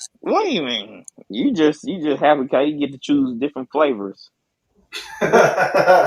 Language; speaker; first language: English; native; English